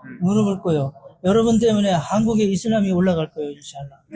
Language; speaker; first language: Korean; non-native, learner; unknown